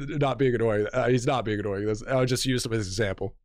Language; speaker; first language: English; native; English